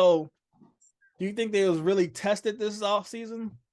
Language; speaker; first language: English; native; English